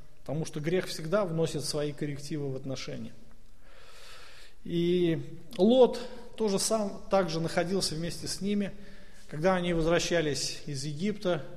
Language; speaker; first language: Russian; native; Russian